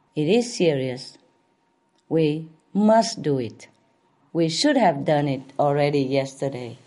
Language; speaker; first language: English; non-native, fluent; Vietnamese